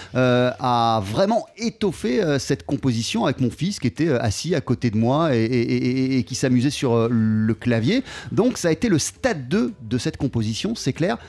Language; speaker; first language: French; native; French